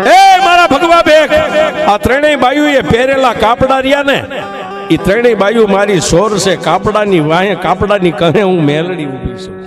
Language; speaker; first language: Gujarati; native; Gujarati